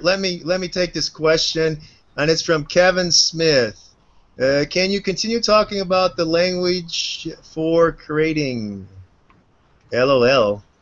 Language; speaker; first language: English; native; English